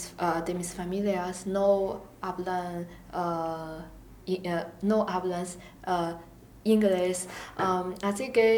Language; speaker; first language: Spanish; non-native, learner; Chinese